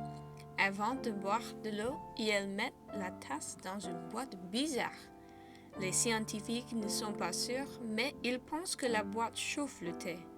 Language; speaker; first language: French; non-native, fluent; English